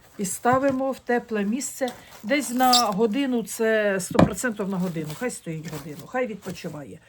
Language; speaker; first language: Ukrainian; non-native, local second language; Russian